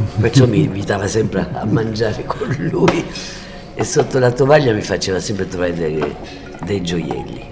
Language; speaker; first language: Italian; non-native, fluent; French